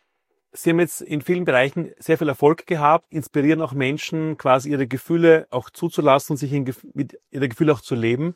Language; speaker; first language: German; native; German